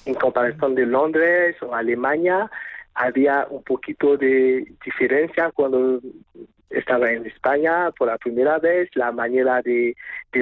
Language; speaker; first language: Spanish; non-native, fluent; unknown